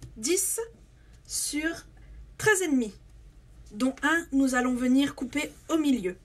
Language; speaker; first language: French; native; French